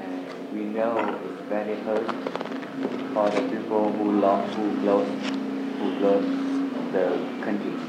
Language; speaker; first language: English; non-native, learner; Vietnamese